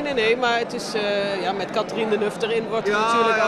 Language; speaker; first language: Dutch; native; Dutch